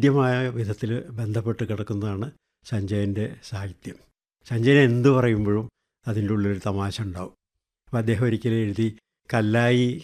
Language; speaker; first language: Malayalam; native; Malayalam